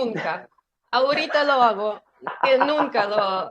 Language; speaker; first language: Spanish; non-native, fluent; Russian